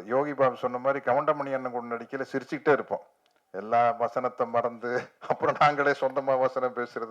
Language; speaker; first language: Tamil; native; Tamil